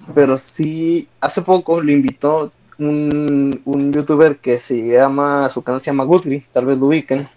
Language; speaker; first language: Spanish; native; Spanish